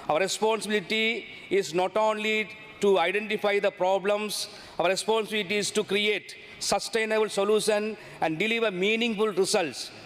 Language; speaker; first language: English; non-native, local second language; Tamil